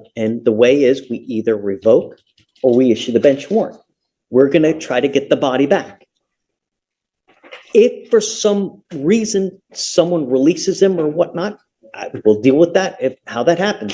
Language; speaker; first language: English; native; English